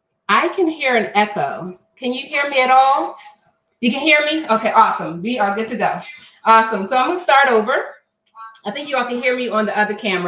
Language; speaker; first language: English; native; English